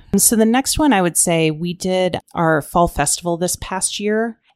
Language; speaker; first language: English; native; English